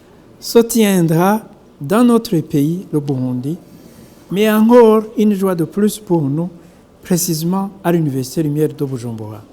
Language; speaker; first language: French; non-native, local second language; Rundi